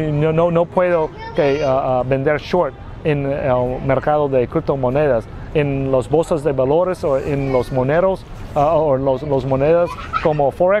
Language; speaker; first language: Spanish; non-native, learner; Vietnamese